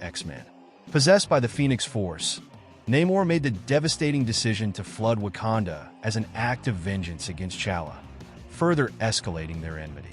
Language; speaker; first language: English; native; English